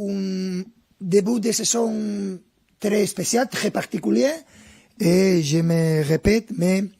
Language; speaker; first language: French; non-native, fluent; Spanish